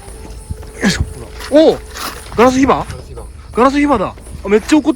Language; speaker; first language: Japanese; native; Japanese